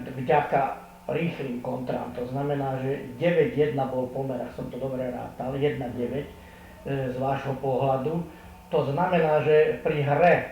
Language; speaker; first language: Slovak; non-native, local second language; Hungarian